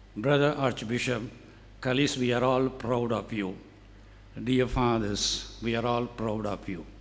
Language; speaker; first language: English; non-native, local second language; Tamil